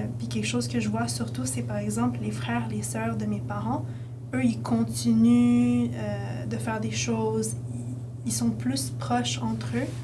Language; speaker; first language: French; early bilingual, other home language; Romanian